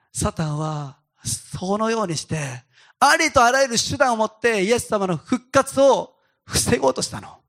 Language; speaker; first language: Japanese; native; Japanese